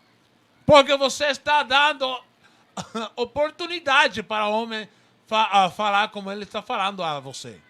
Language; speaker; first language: Portuguese; non-native, learner; Spanish